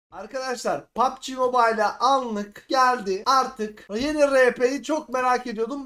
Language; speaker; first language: Turkish; native; Turkish